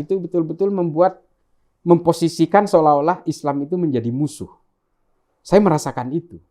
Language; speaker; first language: Indonesian; non-native, local second language; Madurese